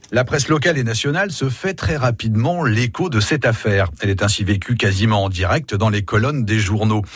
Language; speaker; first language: French; native; French